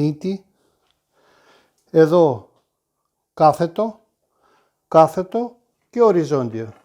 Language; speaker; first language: Greek; non-native, fluent; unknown